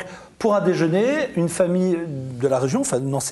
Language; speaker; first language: French; native; French